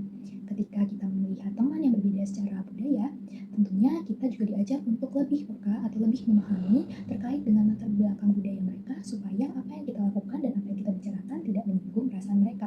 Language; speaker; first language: Indonesian; native; Indonesian